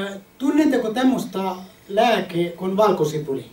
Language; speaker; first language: Finnish; non-native, fluent; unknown